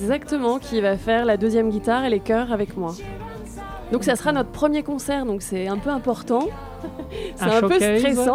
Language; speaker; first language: French; native; French